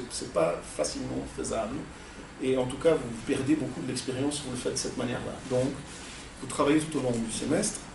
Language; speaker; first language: French; non-native, fluent; Portuguese